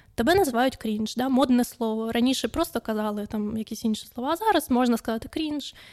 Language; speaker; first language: Ukrainian; non-native, local second language; Russian